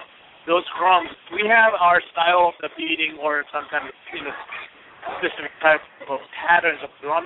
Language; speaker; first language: English; non-native, fluent; Japanese